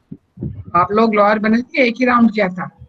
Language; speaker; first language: Hindi; native; Hindi